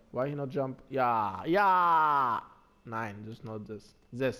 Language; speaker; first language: English; non-native, learner; Arabic